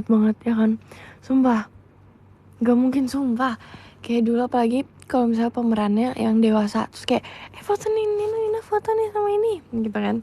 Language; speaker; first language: Indonesian; native; Indonesian